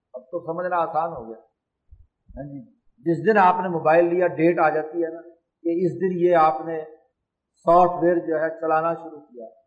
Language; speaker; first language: Urdu; non-native, local second language; Punjabi